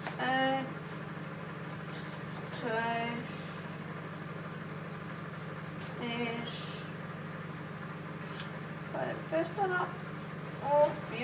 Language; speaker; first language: Icelandic; early bilingual, heritage; English